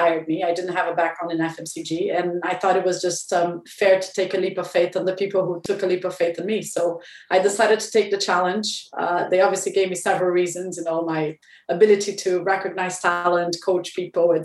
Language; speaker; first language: English; non-native, fluent; Portuguese